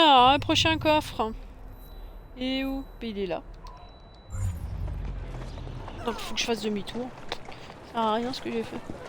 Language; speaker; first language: French; native; French